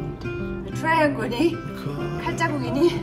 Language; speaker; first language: Korean; native; Korean